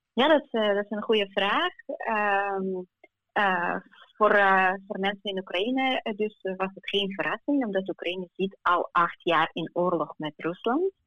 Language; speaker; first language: Dutch; non-native, fluent; Ukrainian